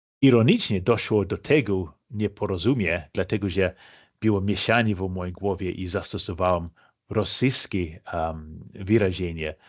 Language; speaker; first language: Polish; non-native, fluent; English